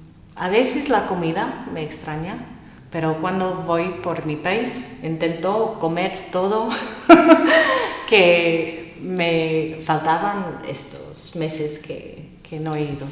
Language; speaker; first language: Spanish; non-native, fluent; English